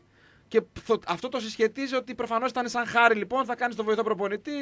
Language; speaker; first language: Greek; native; Greek